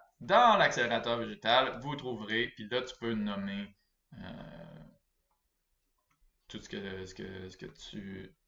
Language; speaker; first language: French; native; French